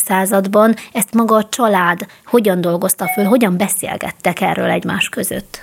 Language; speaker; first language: Hungarian; native; Hungarian